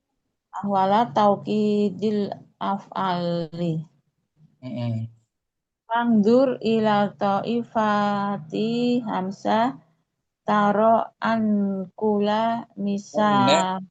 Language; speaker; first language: Arabic; non-native, learner; Indonesian